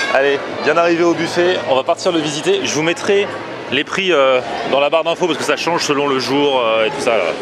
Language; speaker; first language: French; native; French